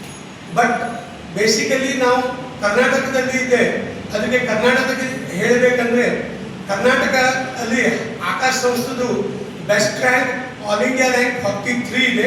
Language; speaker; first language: Kannada; non-native, learner; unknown